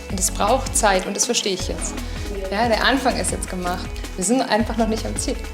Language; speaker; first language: German; native; German